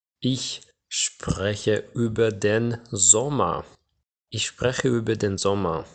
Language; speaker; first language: German; non-native, fluent; Ukrainian